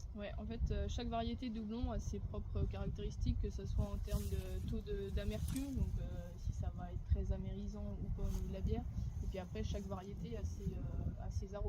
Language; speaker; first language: French; native; French